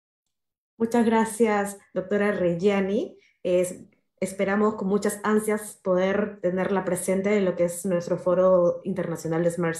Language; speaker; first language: Spanish; native; Spanish